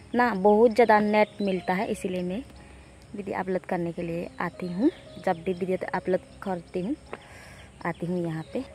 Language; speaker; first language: Hindi; non-native, local second language; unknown